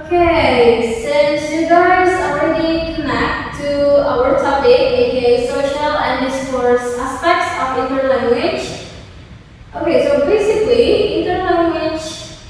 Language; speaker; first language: English; non-native, fluent; Indonesian